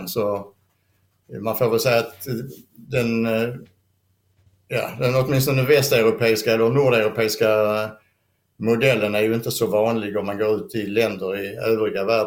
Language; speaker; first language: Swedish; native; Swedish